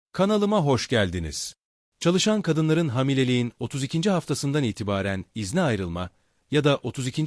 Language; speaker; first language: Turkish; native; Turkish